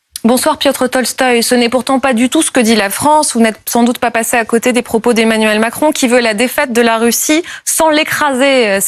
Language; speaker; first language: French; native; French